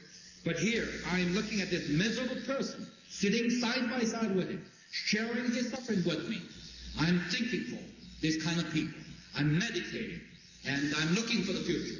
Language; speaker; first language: English; non-native, fluent; Korean